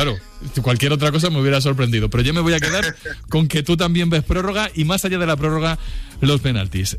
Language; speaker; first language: Spanish; native; Spanish